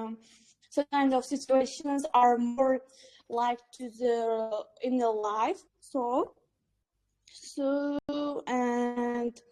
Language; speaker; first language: English; non-native, learner; Uzbek